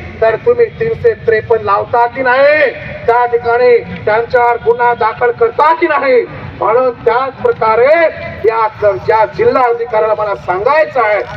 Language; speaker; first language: Marathi; non-native, local second language; Lambadi